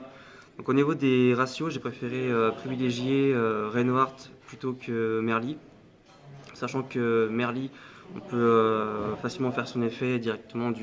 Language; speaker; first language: French; native; French